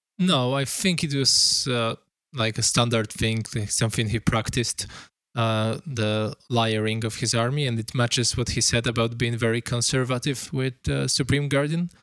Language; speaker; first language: English; non-native, fluent; Polish